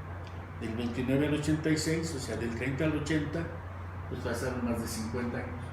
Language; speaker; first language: Spanish; native; Spanish